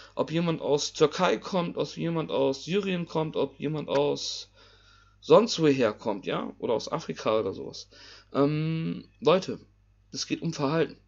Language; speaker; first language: German; native; German